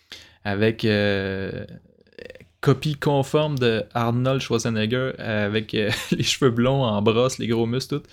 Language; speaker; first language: French; native; French